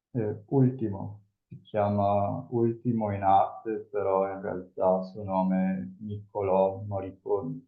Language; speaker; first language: Italian; non-native, fluent; Spanish